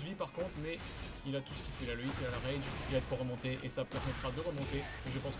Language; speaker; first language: French; native; French